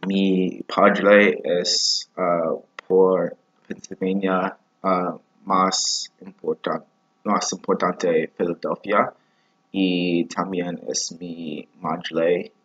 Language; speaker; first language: Spanish; non-native, learner; English